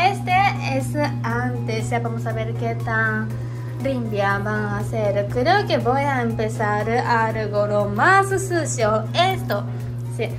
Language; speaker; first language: Spanish; non-native, learner; Japanese